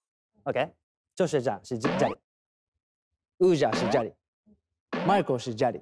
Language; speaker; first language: Chinese; non-native, fluent; Korean